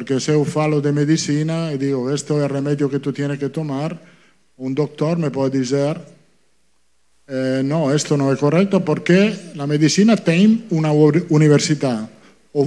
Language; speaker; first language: Portuguese; non-native, fluent; Italian